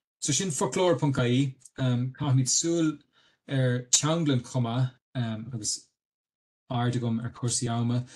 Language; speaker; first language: Irish; native; Irish